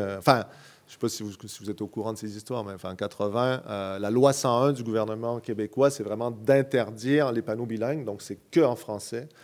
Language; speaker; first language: French; native; French